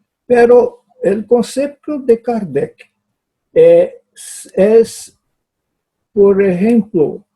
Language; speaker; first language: Spanish; non-native, fluent; Portuguese